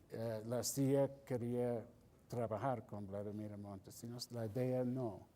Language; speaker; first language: Spanish; non-native, fluent; English